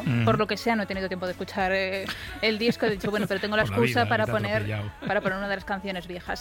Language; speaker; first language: Spanish; native; Spanish